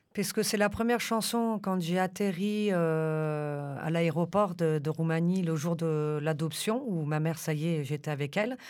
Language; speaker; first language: French; early bilingual, other home language; Romanian